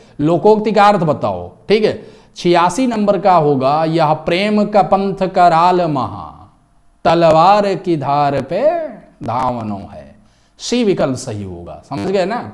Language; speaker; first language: Hindi; native; Hindi